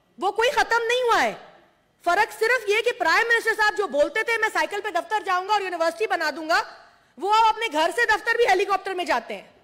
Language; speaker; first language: Urdu; non-native, local second language; Sindhi